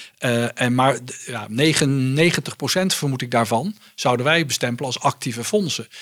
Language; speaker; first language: Dutch; early bilingual, heritage; Dutch